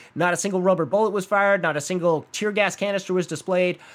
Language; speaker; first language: English; native; English